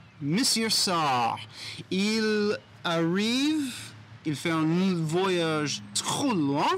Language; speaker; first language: French; non-native, learner; English